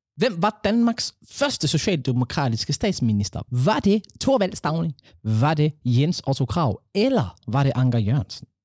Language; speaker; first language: Danish; early bilingual, other home language; Somali